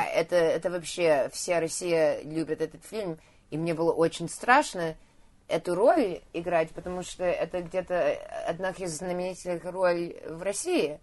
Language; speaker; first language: Russian; early bilingual, heritage; Russian